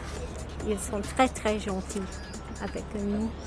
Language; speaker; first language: French; non-native, learner; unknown